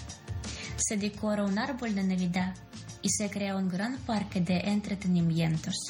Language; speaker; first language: Spanish; non-native, fluent; Ukrainian